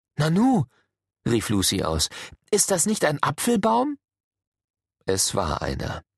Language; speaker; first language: German; native; German